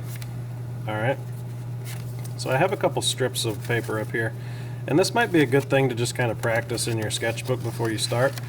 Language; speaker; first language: English; native; English